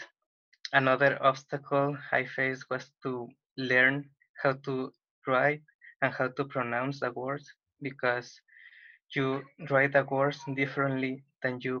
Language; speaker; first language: English; non-native, fluent; Spanish